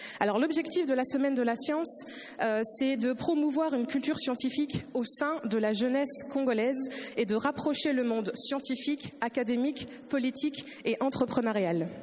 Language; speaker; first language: French; early bilingual, other home language; Lingala